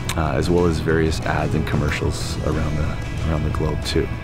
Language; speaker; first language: English; native; English